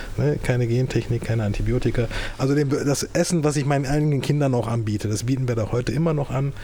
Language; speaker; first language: German; early bilingual, other home language; Turkish